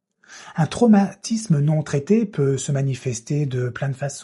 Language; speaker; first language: French; native; French